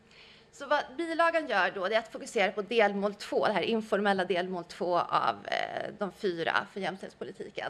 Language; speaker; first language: Swedish; native; Swedish